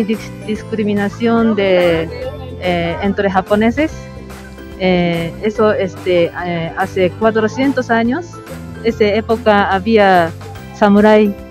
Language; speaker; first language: Spanish; non-native, learner; Japanese